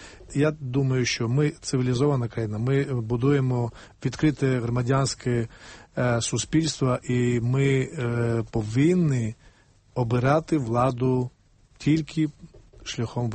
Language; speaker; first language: Ukrainian; non-native, fluent; Georgian